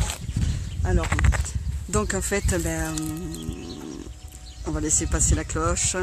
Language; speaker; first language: French; native; French